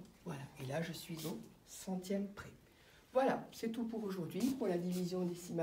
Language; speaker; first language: French; native; French